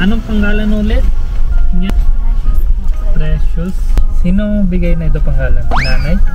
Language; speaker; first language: Filipino; non-native, learner; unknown